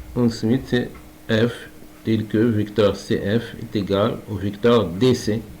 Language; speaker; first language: French; non-native, local second language; Arabic